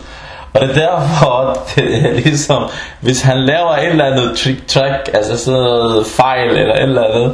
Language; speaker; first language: Danish; early bilingual, other home language; Arabic